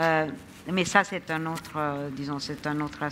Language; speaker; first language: French; non-native, fluent; Italian